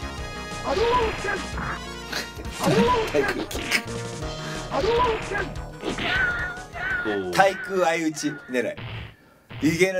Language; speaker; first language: Japanese; native; Japanese